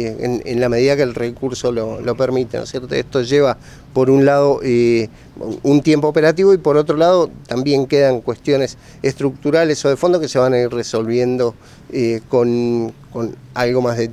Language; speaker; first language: Spanish; native; Spanish